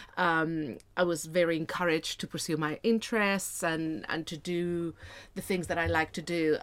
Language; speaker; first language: English; non-native, fluent; Spanish